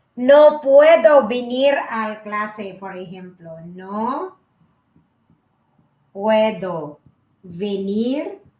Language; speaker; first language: Spanish; non-native, learner; Filipino